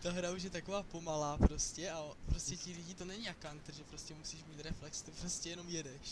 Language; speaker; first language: Czech; native; Czech